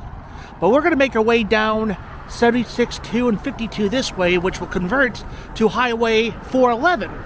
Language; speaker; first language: English; native; English